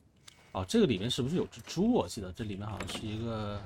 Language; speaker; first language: Chinese; native; Chinese